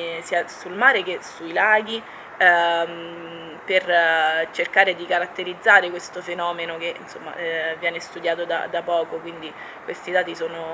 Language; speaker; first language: Italian; native; Italian